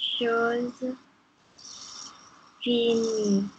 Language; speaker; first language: French; non-native, learner; English